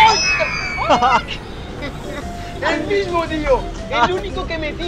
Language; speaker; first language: Spanish; native; Spanish